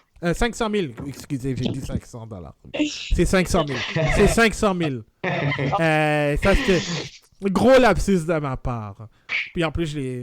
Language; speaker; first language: French; native; French